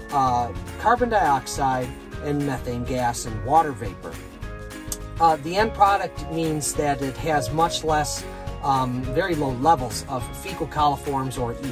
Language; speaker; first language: English; native; English